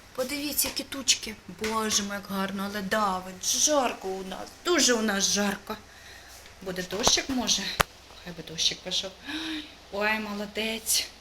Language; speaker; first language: Ukrainian; non-native, local second language; Russian